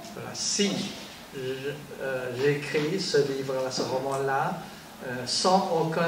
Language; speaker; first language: French; non-native, fluent; Chinese